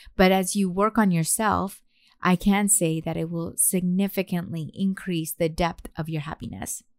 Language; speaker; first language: English; native; English